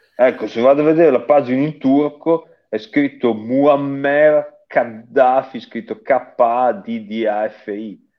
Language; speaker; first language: Italian; native; Italian